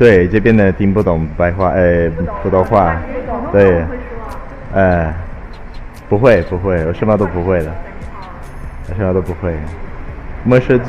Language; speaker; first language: Chinese; non-native, learner; Italian